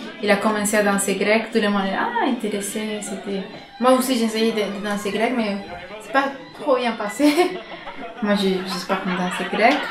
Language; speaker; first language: French; non-native, learner; Spanish